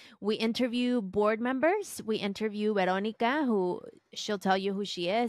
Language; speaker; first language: English; early bilingual, other home language; Spanish